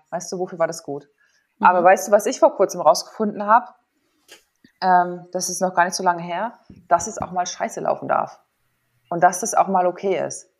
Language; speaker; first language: German; native; German